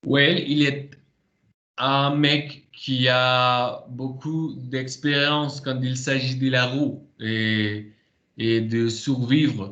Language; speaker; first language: French; non-native, fluent; Spanish